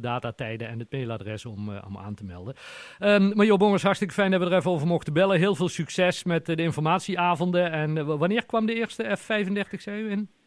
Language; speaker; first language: Dutch; native; Dutch